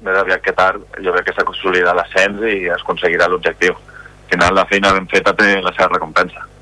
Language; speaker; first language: Catalan; native; Catalan